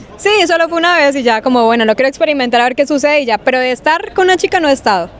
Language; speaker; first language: Spanish; native; Spanish